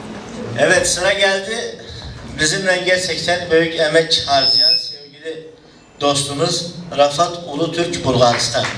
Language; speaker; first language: Turkish; native; Turkish